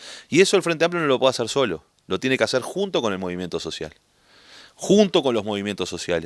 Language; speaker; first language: Spanish; native; Spanish